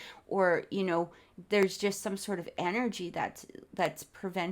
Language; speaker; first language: English; native; English